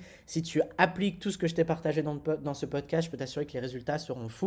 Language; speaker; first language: French; native; French